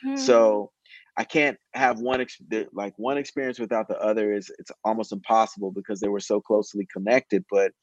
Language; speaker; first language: English; native; English